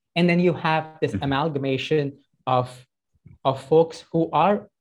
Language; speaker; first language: English; non-native, local second language; Hindi